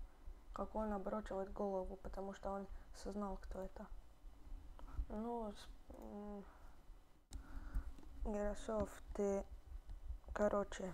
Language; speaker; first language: Russian; early bilingual, heritage; Russian